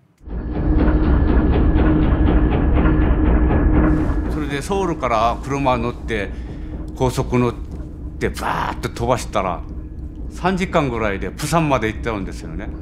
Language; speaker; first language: Japanese; non-native, fluent; Korean